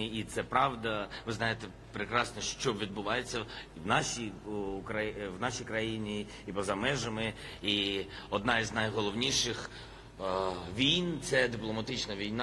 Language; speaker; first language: Ukrainian; non-native, local second language; Russian